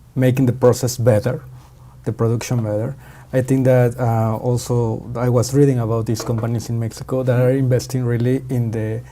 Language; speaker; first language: English; non-native, fluent; Spanish